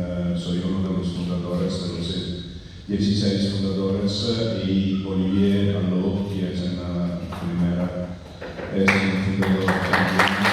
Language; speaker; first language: Spanish; non-native, fluent; Italian